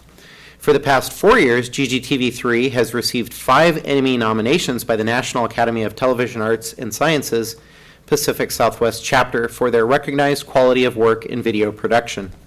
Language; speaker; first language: English; native; English